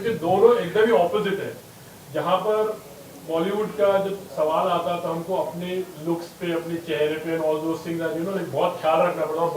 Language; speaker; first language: Hindi; native; Hindi